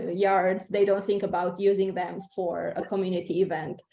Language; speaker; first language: English; non-native, fluent; Romanian